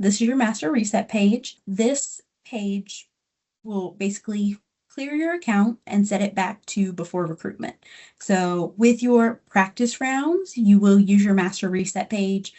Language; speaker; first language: English; native; English